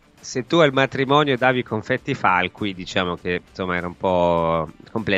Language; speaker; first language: Italian; native; Italian